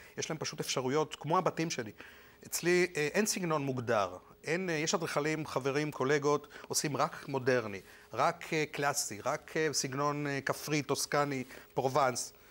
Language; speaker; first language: Hebrew; non-native, fluent; Spanish